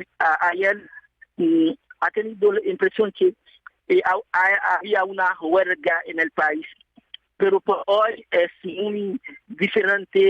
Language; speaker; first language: Spanish; non-native, fluent; Haitian Creole